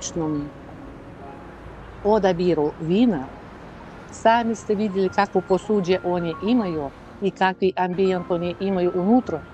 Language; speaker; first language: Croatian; non-native, fluent; Russian